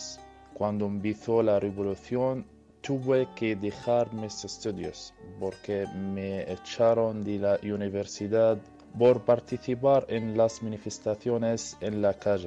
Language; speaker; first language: Spanish; early bilingual, other home language; Arabic